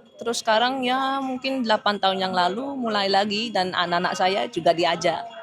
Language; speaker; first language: Indonesian; early bilingual, heritage; Indonesian